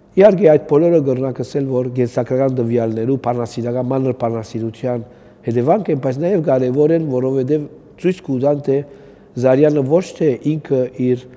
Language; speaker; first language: Armenian; early bilingual, heritage; Armenian